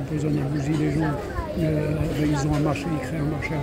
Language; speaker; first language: French; native; French